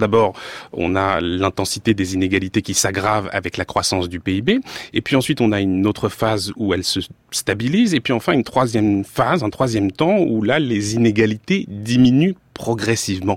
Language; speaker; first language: French; native; French